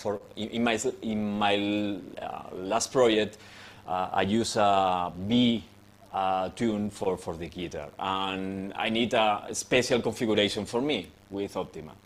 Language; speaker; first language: English; non-native, fluent; Spanish